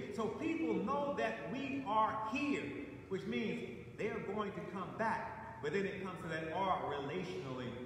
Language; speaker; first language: English; native; English